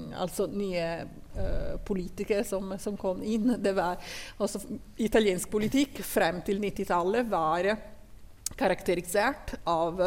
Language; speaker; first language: Norwegian; non-native, fluent; Italian